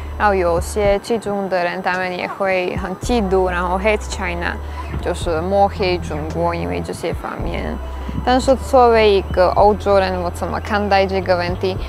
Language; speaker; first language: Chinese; non-native, fluent; Slovak